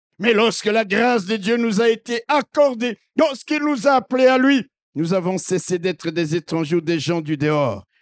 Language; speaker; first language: French; non-native, local second language; Lingala